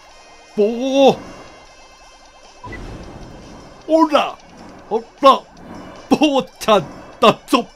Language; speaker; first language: Japanese; native; Japanese